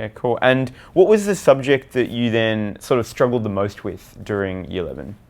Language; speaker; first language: English; native; English